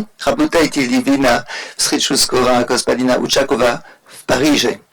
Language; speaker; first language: Russian; non-native, fluent; French